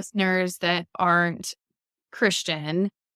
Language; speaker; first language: English; native; English